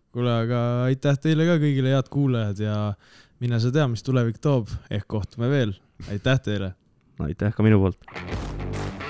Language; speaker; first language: Estonian; native; Estonian